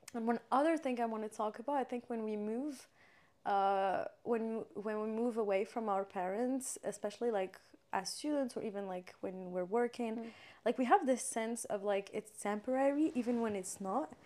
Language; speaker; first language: English; non-native, fluent; French